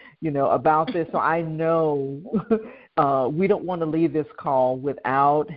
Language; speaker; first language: English; native; English